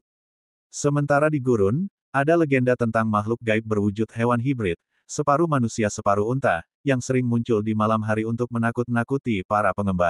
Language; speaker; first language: Indonesian; native; Indonesian